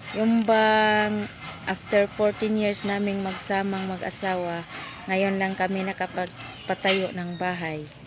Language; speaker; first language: Filipino; non-native, local second language; Cebuano